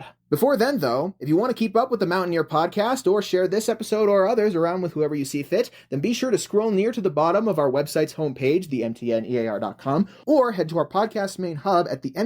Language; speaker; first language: English; native; English